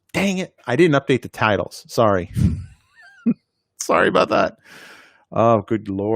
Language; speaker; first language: English; native; English